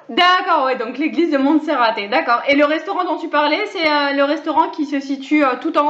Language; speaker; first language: French; native; French